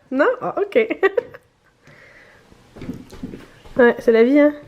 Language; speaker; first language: French; native; French